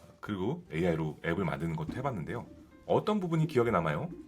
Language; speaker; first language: Korean; native; Korean